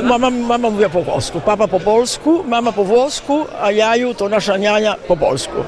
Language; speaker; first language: Polish; early bilingual, heritage; Italian